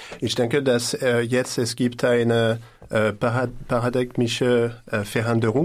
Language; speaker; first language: German; non-native, learner; French